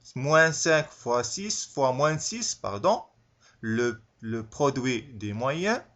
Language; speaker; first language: French; non-native, local second language; Arabic